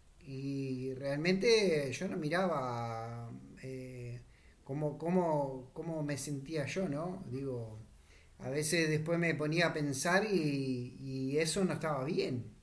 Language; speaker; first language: Spanish; native; Spanish